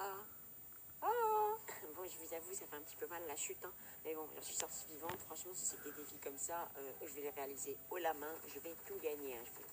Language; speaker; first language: French; native; French